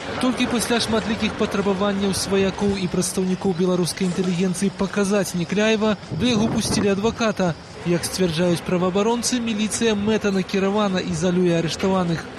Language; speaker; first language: Belarusian; native; Belarusian